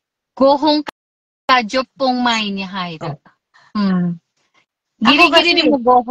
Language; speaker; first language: Japanese; non-native, local second language; Filipino